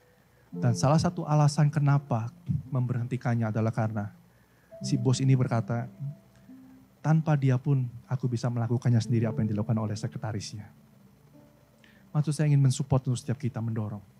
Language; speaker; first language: Indonesian; native; Indonesian